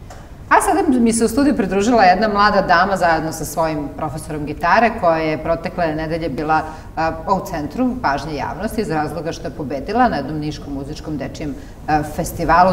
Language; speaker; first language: Serbian; native; Serbian